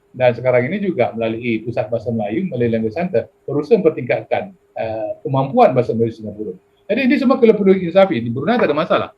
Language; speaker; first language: Malay; native; Malay